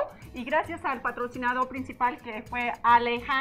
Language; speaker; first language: Spanish; native; Spanish